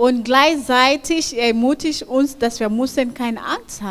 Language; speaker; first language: German; non-native, fluent; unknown